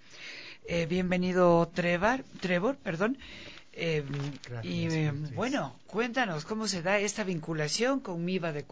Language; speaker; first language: Spanish; native; Spanish